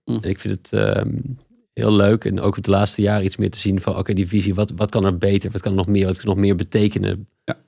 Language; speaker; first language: Dutch; native; Dutch